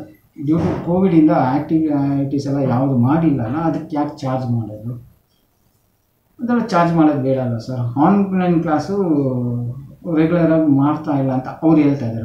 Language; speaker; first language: Kannada; non-native, local second language; Tamil